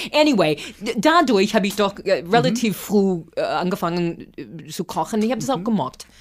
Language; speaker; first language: German; non-native, fluent; English